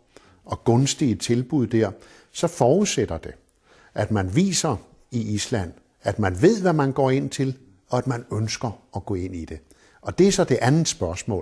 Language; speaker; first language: Danish; native; Danish